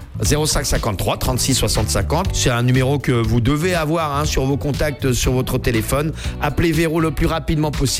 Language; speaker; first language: French; native; French